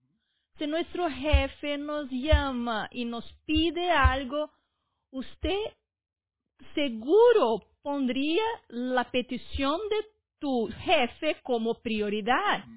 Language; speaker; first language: Spanish; non-native, fluent; Portuguese